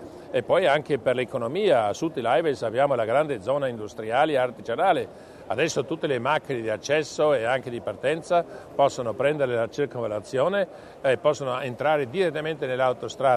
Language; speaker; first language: Italian; non-native, local second language; German